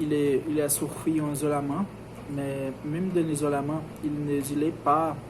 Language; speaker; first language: French; non-native, learner; Portuguese